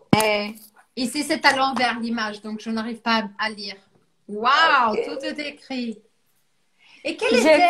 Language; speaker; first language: French; non-native, fluent; Portuguese